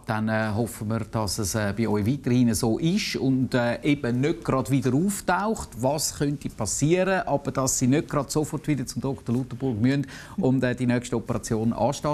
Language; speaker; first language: German; native; German